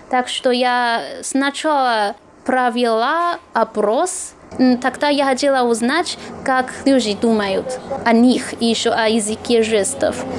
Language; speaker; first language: Russian; non-native, fluent; Chinese